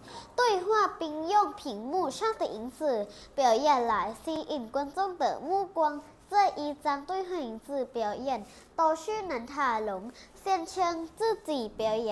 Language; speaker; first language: Chinese; non-native, learner; Thai